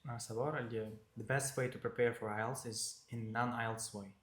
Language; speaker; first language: English; non-native, fluent; Uzbek